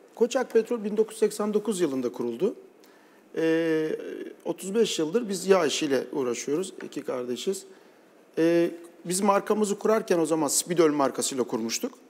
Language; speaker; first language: Turkish; native; Turkish